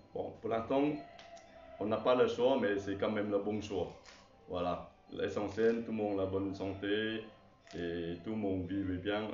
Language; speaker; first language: French; non-native, learner; Chinese